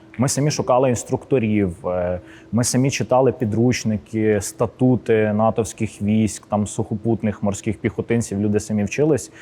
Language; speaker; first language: Ukrainian; native; Ukrainian